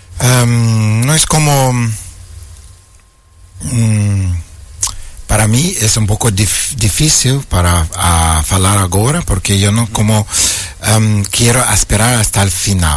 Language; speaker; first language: Portuguese; non-native, learner; Ukrainian